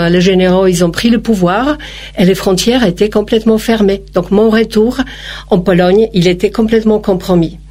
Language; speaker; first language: French; non-native, fluent; Polish